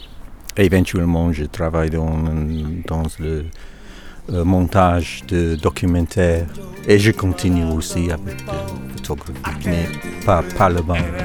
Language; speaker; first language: French; non-native, learner; English